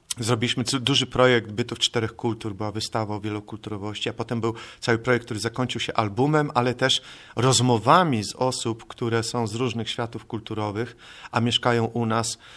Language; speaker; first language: Polish; native; Polish